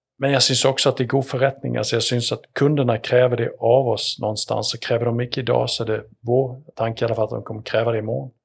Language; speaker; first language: Swedish; native; Swedish